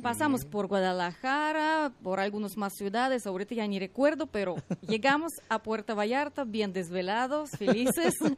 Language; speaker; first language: Spanish; non-native, fluent; Russian